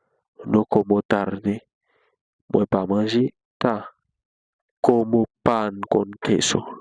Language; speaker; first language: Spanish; non-native, fluent; Haitian Creole